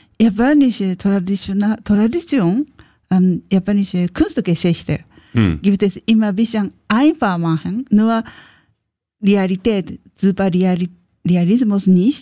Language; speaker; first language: German; non-native, learner; Japanese